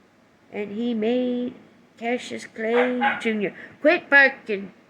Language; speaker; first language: English; native; English